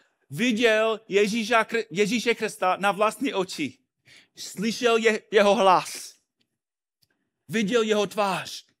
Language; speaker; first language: Czech; non-native, fluent; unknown